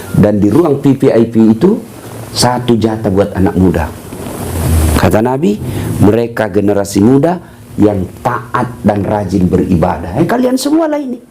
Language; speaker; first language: Indonesian; non-native, local second language; Buginese